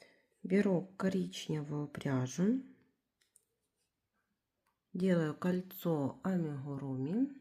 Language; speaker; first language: Russian; native; Russian